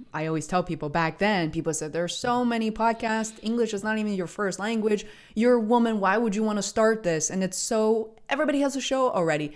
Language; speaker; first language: English; non-native, fluent; Chinese